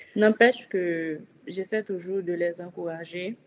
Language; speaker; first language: French; native; French